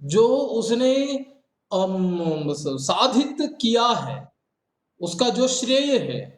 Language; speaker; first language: Hindi; non-native, local second language; Kannada